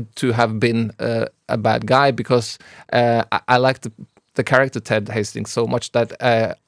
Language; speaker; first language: English; non-native, fluent; Norwegian